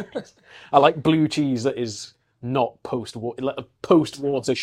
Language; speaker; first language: English; native; English